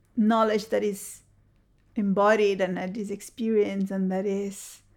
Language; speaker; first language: English; early bilingual, other home language; Spanish